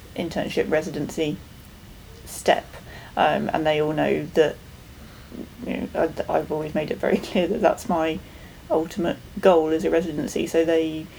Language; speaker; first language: English; native; English